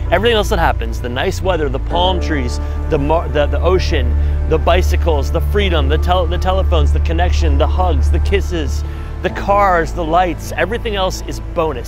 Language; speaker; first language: English; native; English